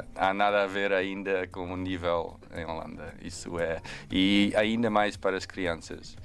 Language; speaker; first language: Portuguese; non-native, learner; Dutch